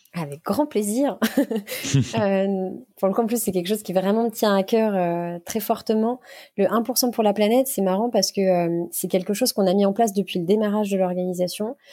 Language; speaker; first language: French; native; French